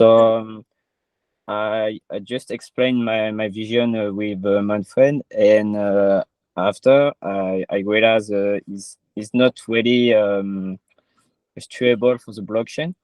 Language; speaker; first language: English; non-native, learner; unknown